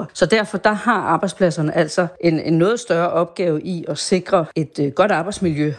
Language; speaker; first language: Danish; native; Danish